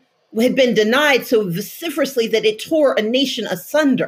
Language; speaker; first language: English; native; English